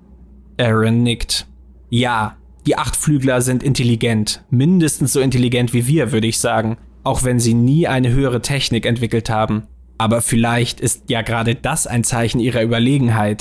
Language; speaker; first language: German; native; German